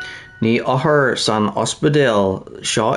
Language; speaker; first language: Irish; non-native, learner; English